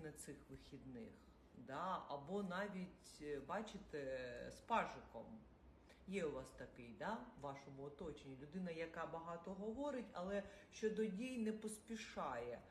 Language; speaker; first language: Ukrainian; non-native, local second language; Russian